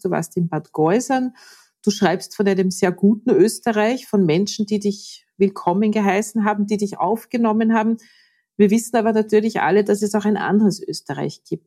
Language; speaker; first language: German; native; German